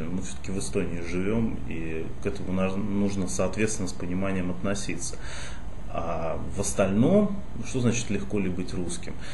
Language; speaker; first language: Russian; native; Russian